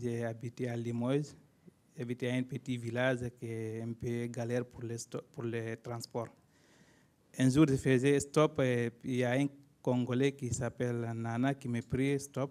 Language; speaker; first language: French; non-native, learner; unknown